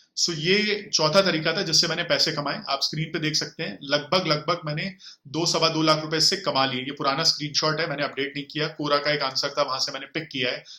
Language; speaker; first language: Hindi; native; Hindi